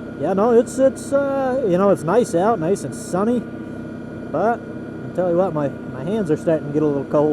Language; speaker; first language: English; native; English